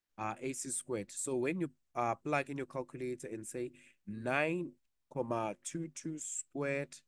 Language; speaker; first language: English; non-native, local second language; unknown